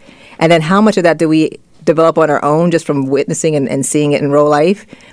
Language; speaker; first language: English; native; English